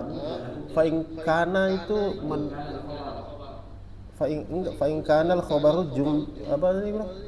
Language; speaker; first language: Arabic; non-native, fluent; Indonesian